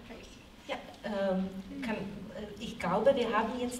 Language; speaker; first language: German; non-native, fluent; Czech